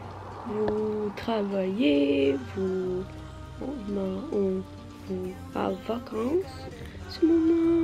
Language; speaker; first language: French; non-native, learner; Norwegian